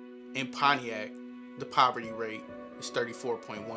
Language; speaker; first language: English; native; English